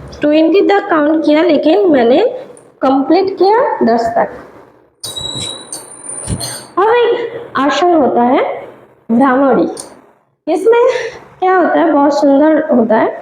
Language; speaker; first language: Hindi; non-native, local second language; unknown